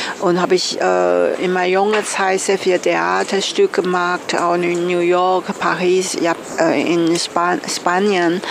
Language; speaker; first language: German; non-native, learner; Chinese